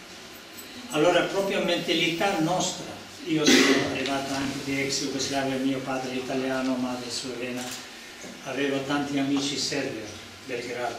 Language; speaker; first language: Italian; non-native, learner; Serbian